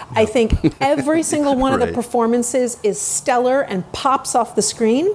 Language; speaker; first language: English; native; English